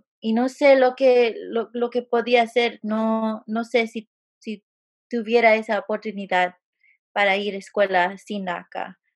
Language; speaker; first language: Spanish; early bilingual, heritage; Spanish